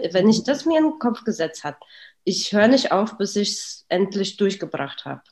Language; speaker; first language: German; early bilingual, other home language; Russian